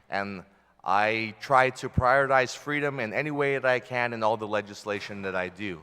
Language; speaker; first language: English; early bilingual, other home language; Filipino